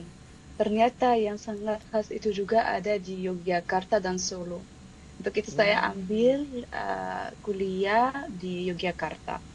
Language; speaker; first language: Indonesian; non-native, fluent; Arabic